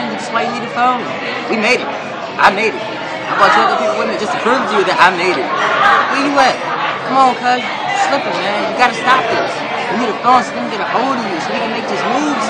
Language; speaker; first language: English; native; English